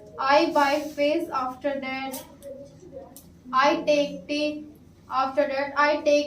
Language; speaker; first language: English; non-native, learner; Hindi